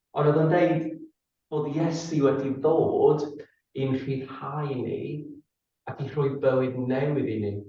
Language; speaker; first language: Welsh; non-native, fluent; English